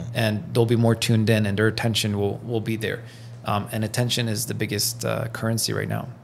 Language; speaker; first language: English; non-native, fluent; French